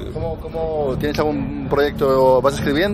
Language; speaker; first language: Spanish; native; Spanish